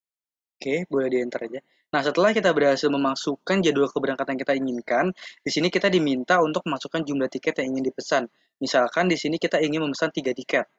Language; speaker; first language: Indonesian; native; Indonesian